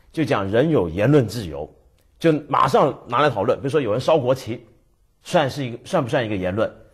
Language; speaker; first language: Chinese; native; Chinese